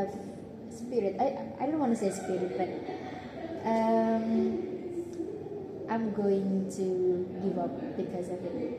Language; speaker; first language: English; non-native, learner; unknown